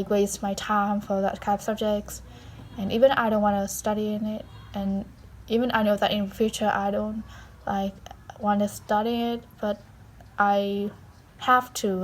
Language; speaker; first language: English; non-native, learner; Vietnamese